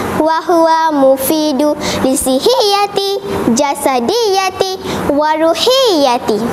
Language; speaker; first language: Arabic; non-native, learner; Malay